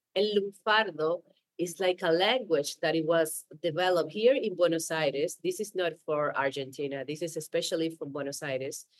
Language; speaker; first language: English; non-native, fluent; Spanish